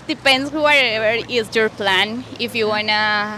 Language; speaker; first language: English; non-native, learner; Spanish